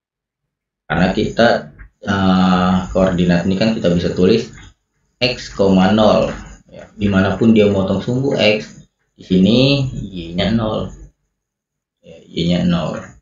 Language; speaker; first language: Indonesian; native; Indonesian